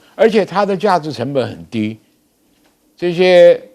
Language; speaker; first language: Chinese; native; Chinese